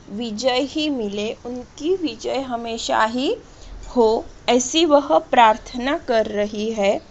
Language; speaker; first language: Hindi; non-native, local second language; Marathi